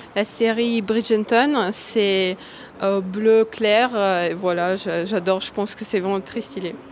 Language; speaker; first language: French; non-native, fluent; Russian